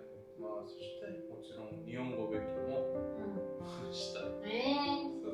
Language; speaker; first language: Japanese; non-native, learner; Korean